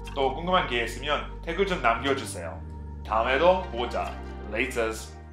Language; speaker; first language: Korean; non-native, fluent; English